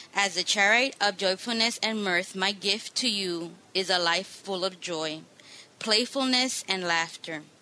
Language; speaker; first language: English; non-native, local second language; Spanish